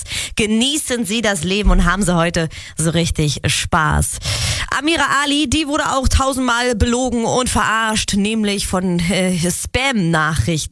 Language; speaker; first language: German; native; German